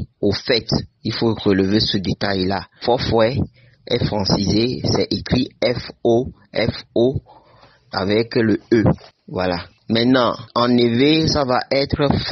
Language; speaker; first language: French; non-native, local second language; Ewe